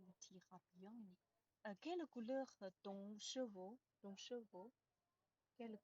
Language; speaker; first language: French; non-native, learner; Chinese